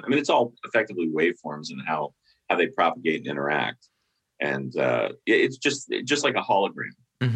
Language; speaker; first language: English; native; English